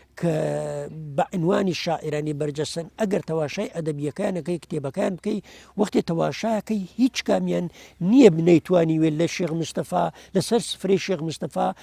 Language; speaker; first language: Central Kurdish; non-native, local second language; Gurani